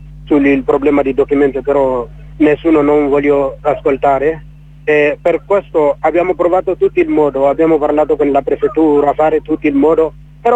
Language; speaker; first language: Italian; non-native, learner; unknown